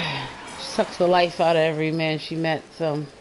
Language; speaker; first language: English; native; English